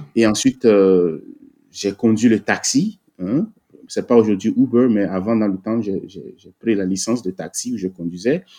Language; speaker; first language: French; non-native, local second language; Ewe